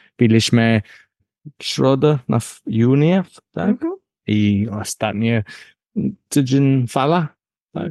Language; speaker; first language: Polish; non-native, learner; English